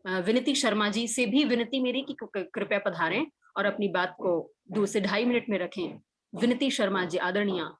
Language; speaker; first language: Hindi; non-native, local second language; Gujarati